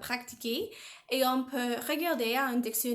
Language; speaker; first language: French; non-native, learner; English